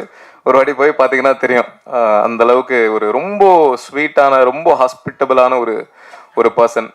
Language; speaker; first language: Tamil; native; Tamil